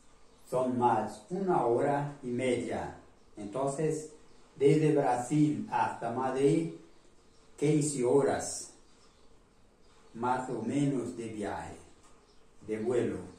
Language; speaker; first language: Spanish; non-native, learner; Portuguese